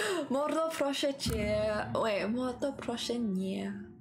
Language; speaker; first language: Polish; non-native, learner; Chinese